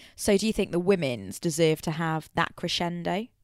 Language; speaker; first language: English; native; English